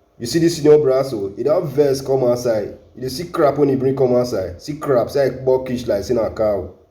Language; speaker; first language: Nigerian Pidgin; native; Nigerian Pidgin